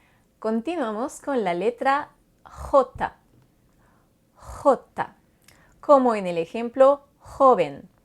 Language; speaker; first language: Spanish; non-native, fluent; French